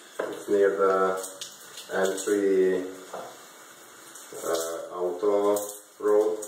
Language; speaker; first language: English; non-native, learner; Hungarian